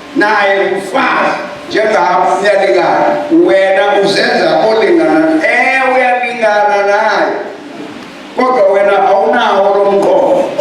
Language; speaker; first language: Zulu; non-native, local second language; Xhosa